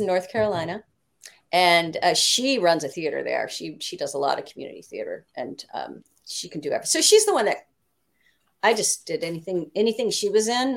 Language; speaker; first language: English; native; English